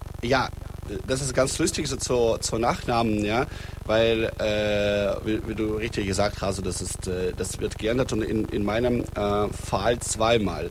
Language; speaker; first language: German; non-native, fluent; Russian